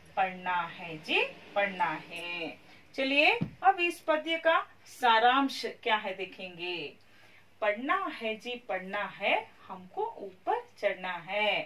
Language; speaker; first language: Hindi; non-native, local second language; Kannada